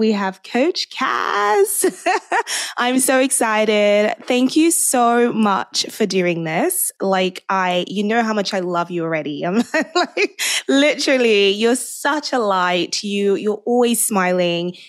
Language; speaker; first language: English; non-native, local second language; Yoruba